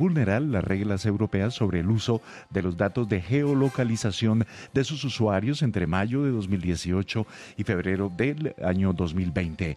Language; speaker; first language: Spanish; native; Spanish